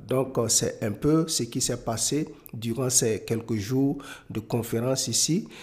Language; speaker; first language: French; non-native, local second language; Mossi